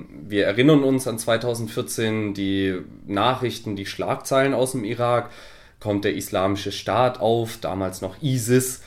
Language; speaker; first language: German; native; German